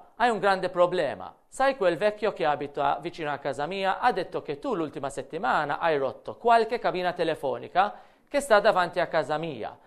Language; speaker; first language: Italian; non-native, fluent; Maltese